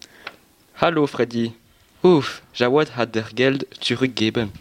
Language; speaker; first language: German; non-native, learner; French